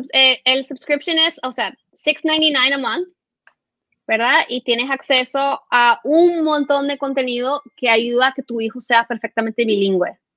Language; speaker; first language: Spanish; early bilingual, heritage; Spanish